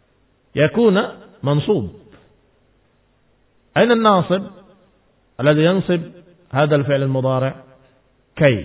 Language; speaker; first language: Arabic; non-native, fluent; Indonesian